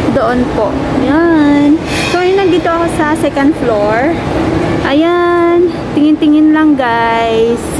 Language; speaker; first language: Filipino; native; Filipino